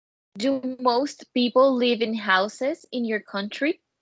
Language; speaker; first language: English; non-native, learner; Spanish